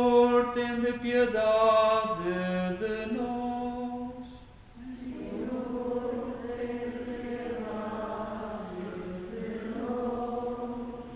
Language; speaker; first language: Portuguese; native; Portuguese